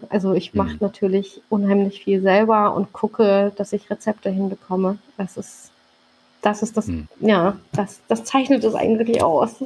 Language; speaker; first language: German; early bilingual, other home language; Turkish